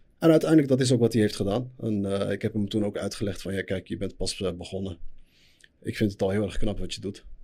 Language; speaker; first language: Dutch; early bilingual, other home language; Arabic